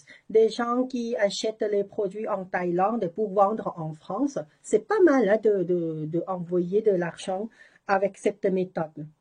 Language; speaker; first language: French; non-native, learner; Thai